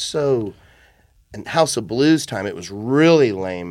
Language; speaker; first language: English; native; English